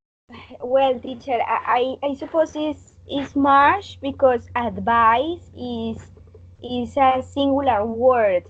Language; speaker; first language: English; non-native, learner; Spanish